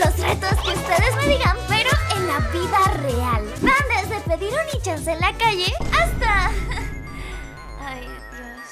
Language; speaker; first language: Spanish; native; Spanish